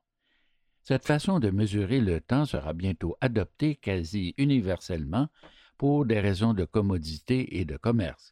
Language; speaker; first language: French; native; French